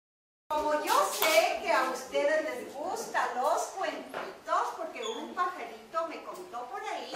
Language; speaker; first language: Spanish; native; Spanish